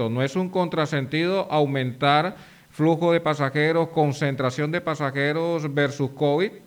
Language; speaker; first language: Spanish; native; Spanish